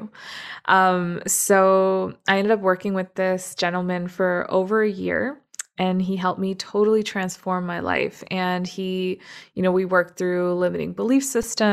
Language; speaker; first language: English; native; English